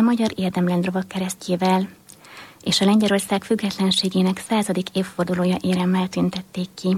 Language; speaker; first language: Hungarian; native; Hungarian